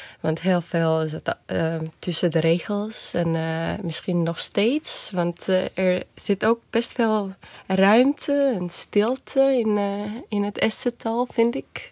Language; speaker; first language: Dutch; non-native, fluent; Estonian